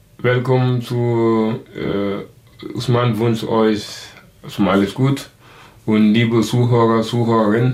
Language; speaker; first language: German; non-native, learner; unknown